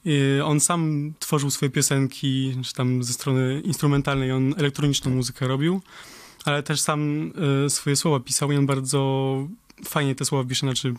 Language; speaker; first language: Polish; early bilingual, heritage; Polish